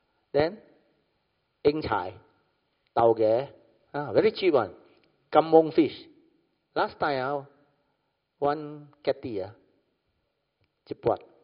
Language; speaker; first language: English; non-native, local second language; Min Nan Chinese